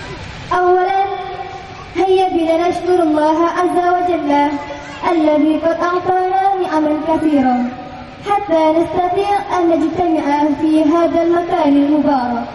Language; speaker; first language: Arabic; non-native, learner; Indonesian